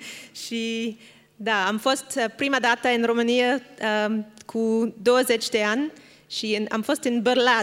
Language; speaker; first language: Romanian; non-native, fluent; English